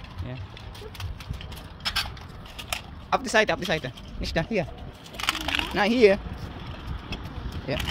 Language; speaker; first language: German; non-native, learner; Filipino